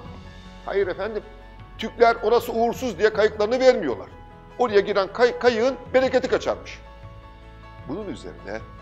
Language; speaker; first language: Turkish; native; Turkish